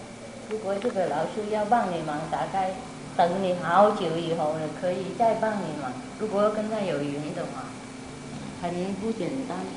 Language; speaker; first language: Chinese; non-native, fluent; Vietnamese